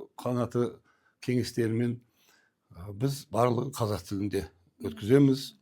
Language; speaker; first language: Kazakh; non-native, local second language; Turkish